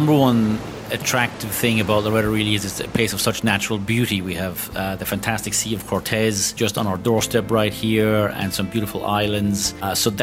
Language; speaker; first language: English; native; English